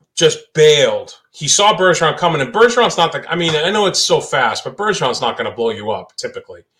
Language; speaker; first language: English; native; English